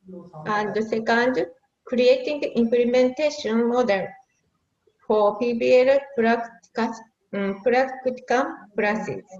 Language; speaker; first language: English; non-native, fluent; Japanese